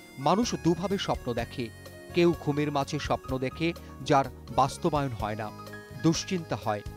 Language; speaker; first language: Bangla; native; Bangla